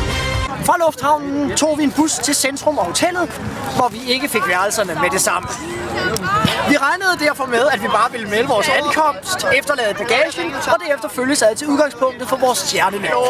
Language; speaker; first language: Danish; native; Danish